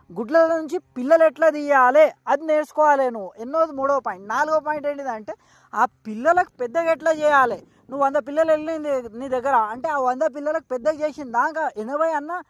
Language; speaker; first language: Telugu; native; Telugu